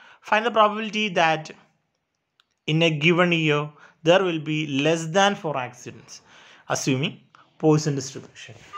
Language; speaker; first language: English; non-native, local second language; Malayalam